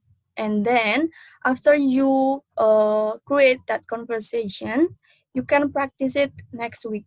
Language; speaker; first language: English; non-native, learner; Indonesian